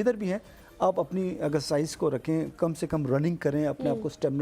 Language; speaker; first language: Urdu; non-native, local second language; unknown